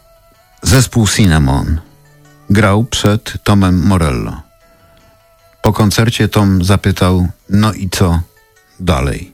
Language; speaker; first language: Polish; native; Polish